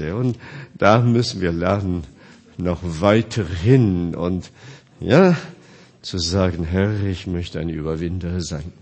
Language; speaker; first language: German; non-native, fluent; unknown